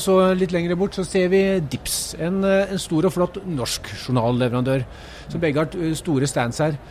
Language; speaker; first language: Norwegian; native; Norwegian